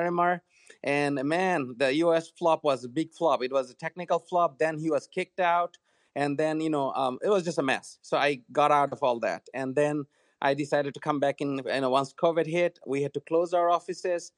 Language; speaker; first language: English; non-native, local second language; Bangla